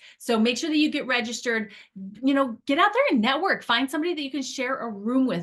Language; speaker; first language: English; native; English